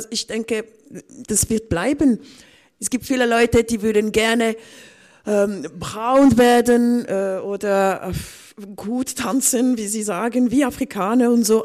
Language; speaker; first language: German; non-native, local second language; French